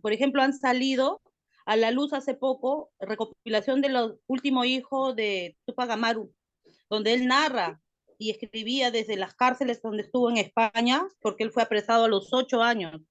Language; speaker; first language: Spanish; native; Spanish